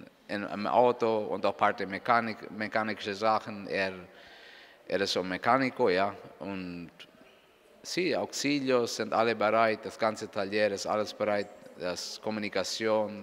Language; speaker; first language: German; non-native, local second language; Spanish